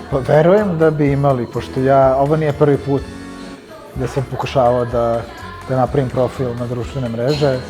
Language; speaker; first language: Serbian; early bilingual, heritage; Serbian